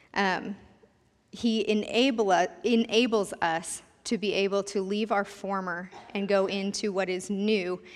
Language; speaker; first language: English; native; English